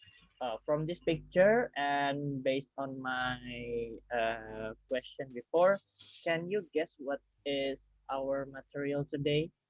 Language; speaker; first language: English; non-native, learner; Indonesian